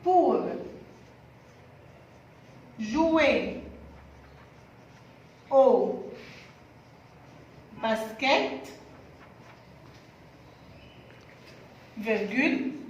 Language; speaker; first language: French; non-native, fluent; Arabic